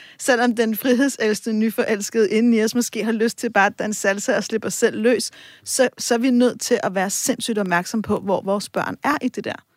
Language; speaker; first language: Danish; native; Danish